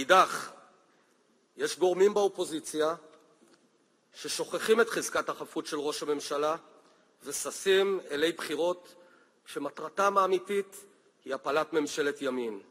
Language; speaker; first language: Hebrew; native; Hebrew